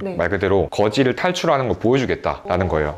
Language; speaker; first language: Korean; native; Korean